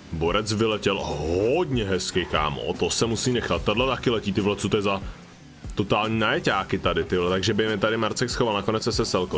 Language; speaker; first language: Czech; native; Czech